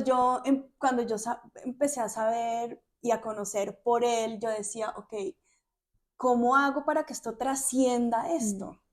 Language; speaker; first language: Spanish; native; Spanish